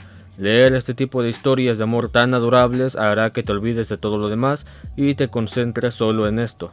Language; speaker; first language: Spanish; native; Spanish